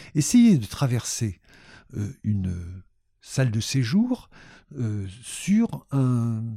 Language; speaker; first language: French; native; French